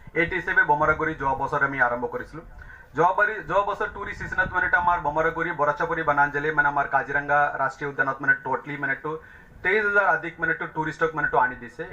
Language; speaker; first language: Assamese; non-native, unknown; Tamil